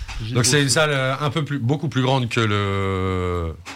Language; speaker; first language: French; native; French